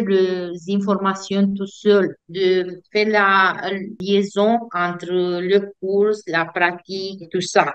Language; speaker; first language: French; non-native, fluent; Romanian